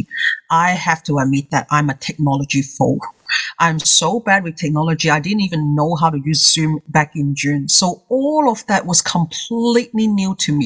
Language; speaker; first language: English; non-native, local second language; Cantonese